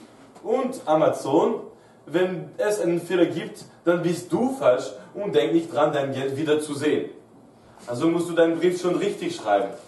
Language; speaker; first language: German; non-native, fluent; French